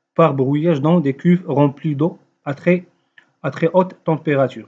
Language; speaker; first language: French; non-native, local second language; Arabic